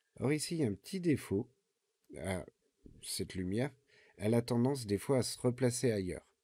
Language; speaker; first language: French; native; French